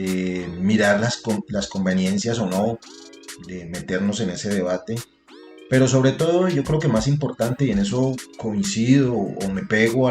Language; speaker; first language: Spanish; native; Spanish